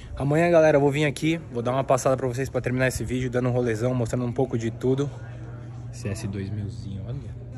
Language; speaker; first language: Portuguese; native; Portuguese